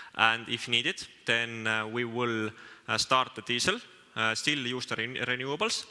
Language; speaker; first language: English; non-native, fluent; Estonian